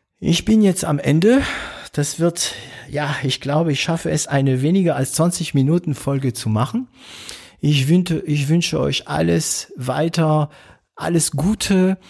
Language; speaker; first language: German; non-native, fluent; French